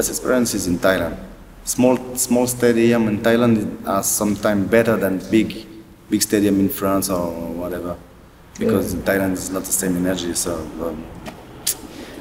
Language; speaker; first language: English; non-native, learner; French